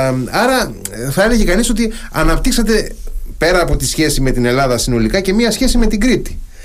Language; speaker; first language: Greek; native; Greek